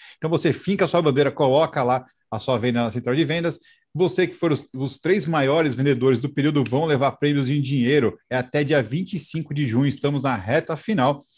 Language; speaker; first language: Portuguese; native; Portuguese